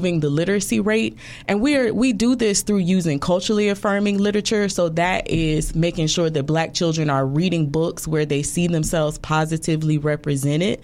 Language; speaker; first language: English; native; English